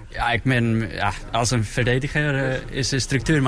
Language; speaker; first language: Dutch; non-native, learner; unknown